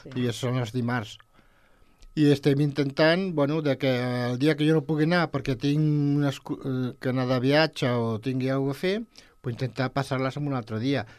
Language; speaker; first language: Catalan; non-native, local second language; Spanish